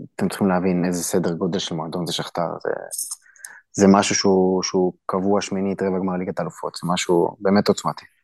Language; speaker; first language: Hebrew; native; Hebrew